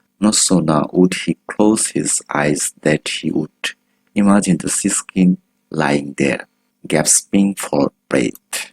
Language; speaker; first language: English; non-native, local second language; Bangla